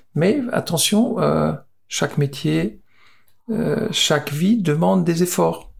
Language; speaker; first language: French; native; French